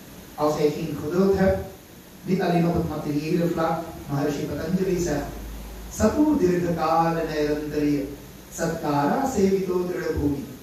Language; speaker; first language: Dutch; non-native, local second language; Caribbean Hindustani